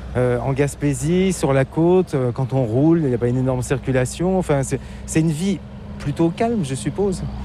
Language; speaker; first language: French; native; French